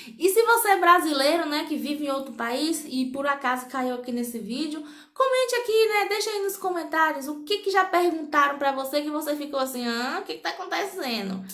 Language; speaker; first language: Portuguese; native; Portuguese